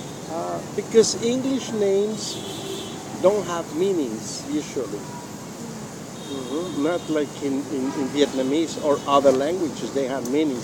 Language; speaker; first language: English; non-native, fluent; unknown